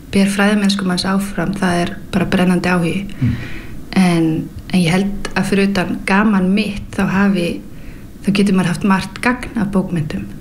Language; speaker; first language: Icelandic; early bilingual, heritage; Icelandic